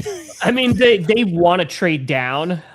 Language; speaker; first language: English; native; English